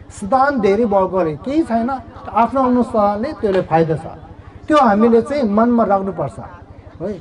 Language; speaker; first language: Nepali; non-native, local second language; Tibetan